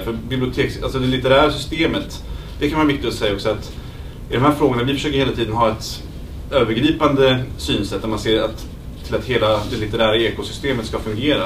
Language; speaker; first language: Swedish; native; Swedish